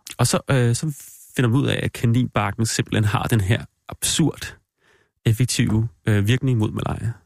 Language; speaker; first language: Danish; native; Danish